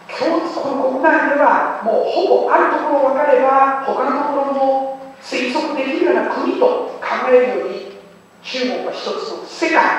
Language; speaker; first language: Japanese; non-native, fluent; Chinese